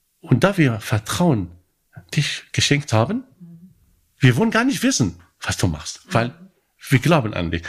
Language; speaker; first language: German; non-native, fluent; Arabic